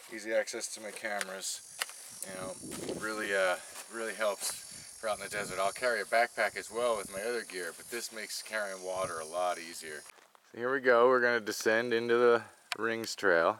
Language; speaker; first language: English; native; English